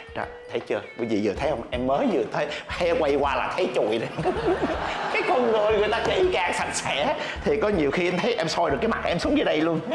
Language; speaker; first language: Vietnamese; native; Vietnamese